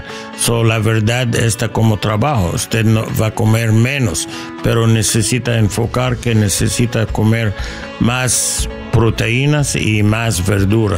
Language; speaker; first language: Spanish; non-native, learner; English